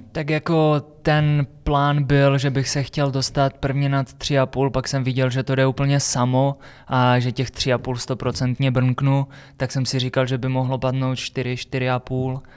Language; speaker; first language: Czech; native; Czech